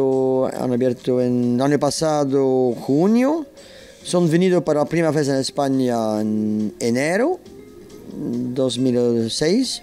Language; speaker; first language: Spanish; non-native, learner; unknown